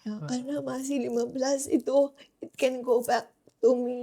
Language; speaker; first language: Indonesian; non-native, fluent; Filipino